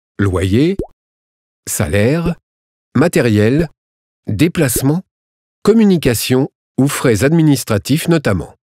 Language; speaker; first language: French; native; French